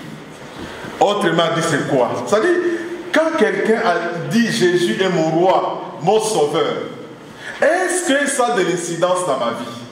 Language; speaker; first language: French; non-native, local second language; Lingala